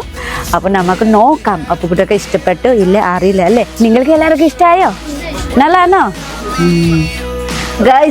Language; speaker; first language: Malayalam; non-native, learner; Nepali